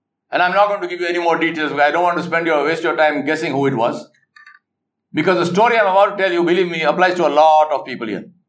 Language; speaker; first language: English; non-native, local second language; Urdu